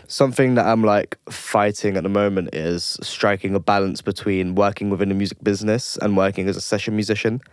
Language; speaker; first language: English; native; English